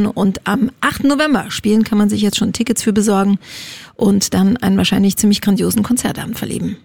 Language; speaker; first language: German; native; German